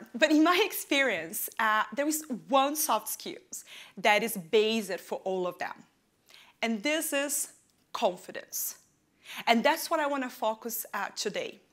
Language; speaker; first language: English; non-native, fluent; Portuguese